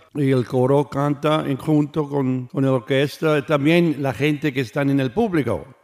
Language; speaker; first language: Spanish; non-native, learner; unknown